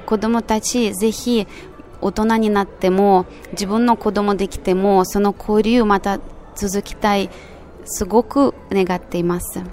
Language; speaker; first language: Japanese; non-native, fluent; Russian